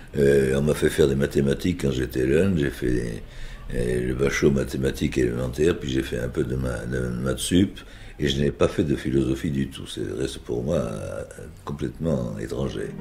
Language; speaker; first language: French; native; French